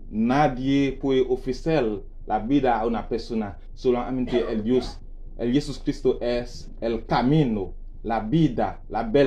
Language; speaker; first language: Spanish; non-native, learner; Haitian Creole